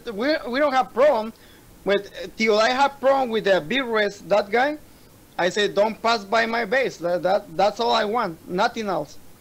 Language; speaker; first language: English; non-native, fluent; Spanish